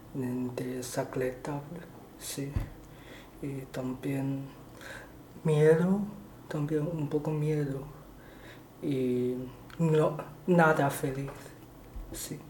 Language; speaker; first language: Spanish; non-native, learner; Chinese